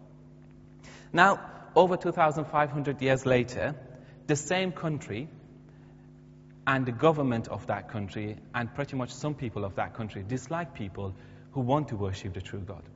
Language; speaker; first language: English; non-native, fluent; Persian